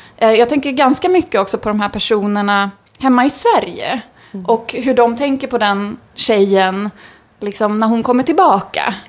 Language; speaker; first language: Swedish; native; Swedish